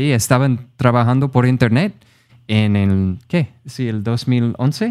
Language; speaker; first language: Spanish; non-native, fluent; English